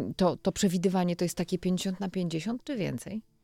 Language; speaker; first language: Polish; native; Polish